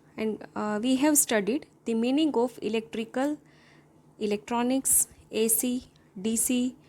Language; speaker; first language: English; non-native, local second language; Gujarati